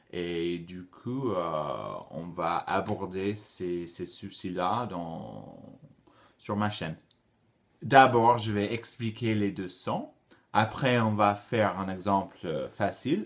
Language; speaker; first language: French; non-native, fluent; English